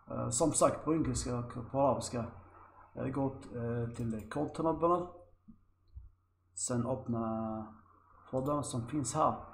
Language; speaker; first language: Swedish; non-native, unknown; Arabic